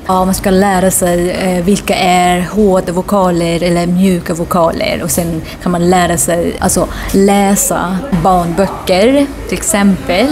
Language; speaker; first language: Swedish; non-native, fluent; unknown